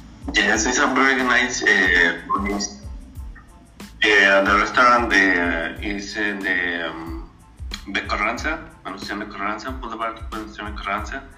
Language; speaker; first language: English; non-native, learner; Spanish